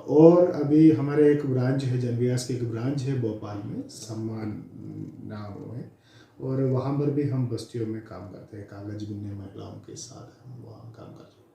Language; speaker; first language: Hindi; non-native, local second language; Malayalam